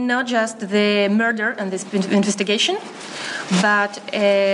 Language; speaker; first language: English; non-native, fluent; Romanian